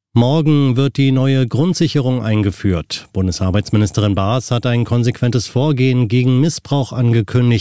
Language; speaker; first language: German; native; German